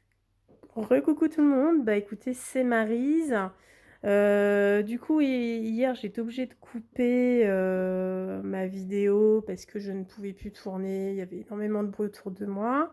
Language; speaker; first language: French; native; French